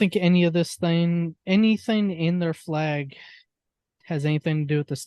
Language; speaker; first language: English; native; English